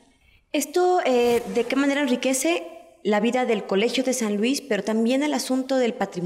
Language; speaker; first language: Spanish; native; Spanish